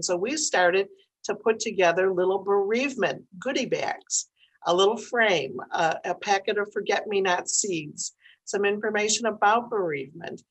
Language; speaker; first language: English; native; English